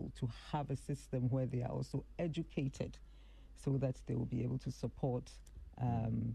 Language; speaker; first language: English; non-native, local second language; Akan